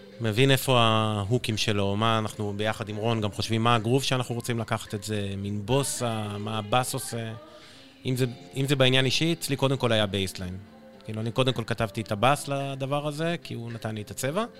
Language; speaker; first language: Hebrew; native; Hebrew